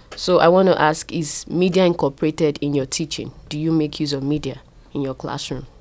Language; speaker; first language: English; non-native, local second language; Yoruba